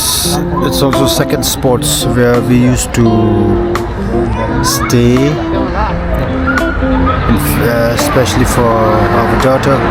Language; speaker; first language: English; non-native, fluent; Tibetan